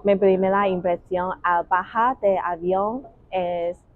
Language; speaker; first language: Spanish; non-native, learner; Chinese